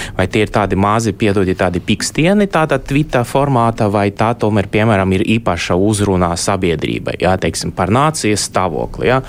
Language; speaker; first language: Latvian; non-native, local second language; Russian